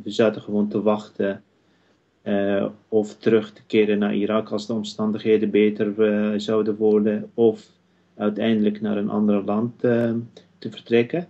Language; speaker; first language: Dutch; non-native, fluent; Kurdish